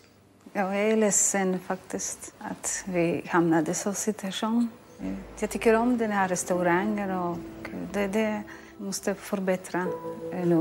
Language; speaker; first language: Swedish; non-native, learner; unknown